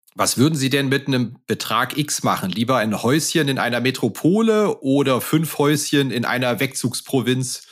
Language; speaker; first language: German; native; German